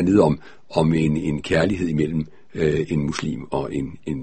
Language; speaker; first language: Danish; native; Danish